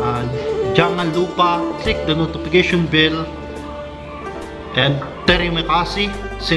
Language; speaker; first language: Indonesian; non-native, learner; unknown